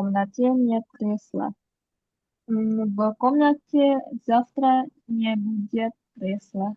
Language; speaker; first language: Russian; non-native, learner; Indonesian